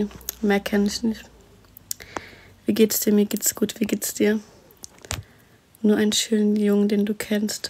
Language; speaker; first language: German; early bilingual, other home language; Arabic